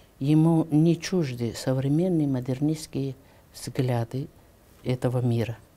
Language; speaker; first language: Russian; non-native, local second language; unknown